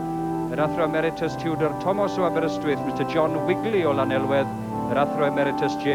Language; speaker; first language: Welsh; native; Welsh